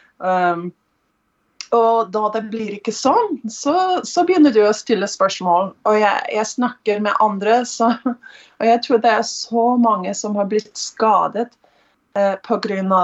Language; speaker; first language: Norwegian; non-native, fluent; English